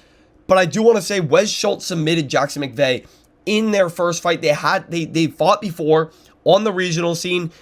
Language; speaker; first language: English; native; English